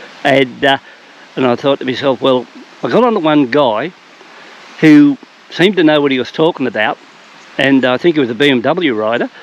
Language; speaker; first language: English; native; English